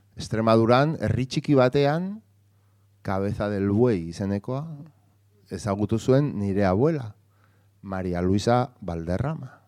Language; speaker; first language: Basque; non-native, local second language; Spanish